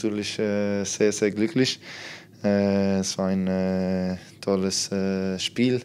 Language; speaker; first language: German; non-native, fluent; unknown